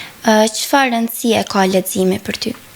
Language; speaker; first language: Albanian; native; Albanian